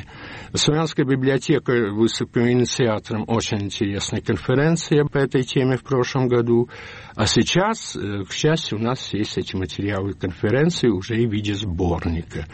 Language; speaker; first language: Russian; early bilingual, heritage; Russian